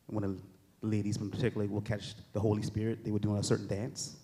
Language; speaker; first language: English; native; English